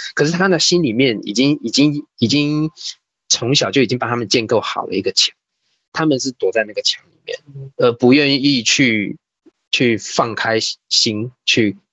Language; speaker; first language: Chinese; native; Chinese